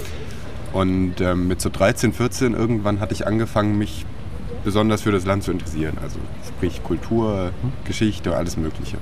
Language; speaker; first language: German; native; German